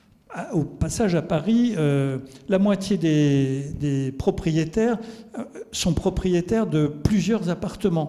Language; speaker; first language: French; native; French